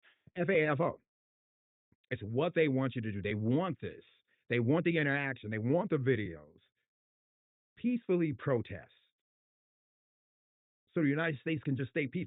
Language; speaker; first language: English; native; English